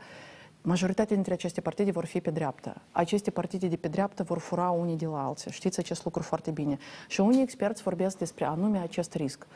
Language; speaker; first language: Romanian; native; Romanian